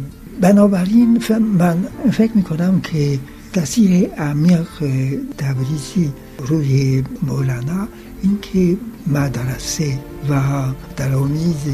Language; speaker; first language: Persian; non-native, fluent; French